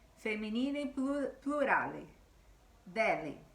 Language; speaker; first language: Italian; non-native, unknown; Portuguese